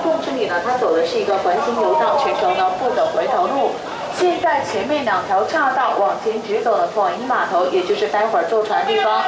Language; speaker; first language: Chinese; native; Chinese